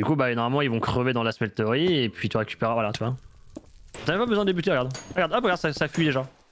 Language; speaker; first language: French; native; French